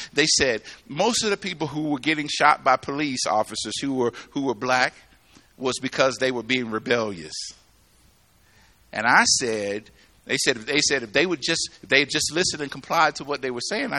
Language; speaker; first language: English; native; English